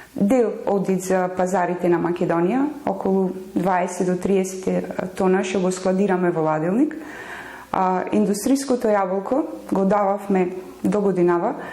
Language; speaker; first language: Macedonian; native; Macedonian